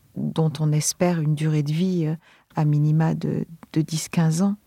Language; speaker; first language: French; native; French